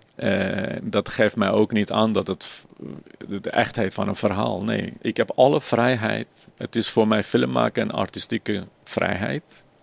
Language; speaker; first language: Dutch; non-native, fluent; Arabic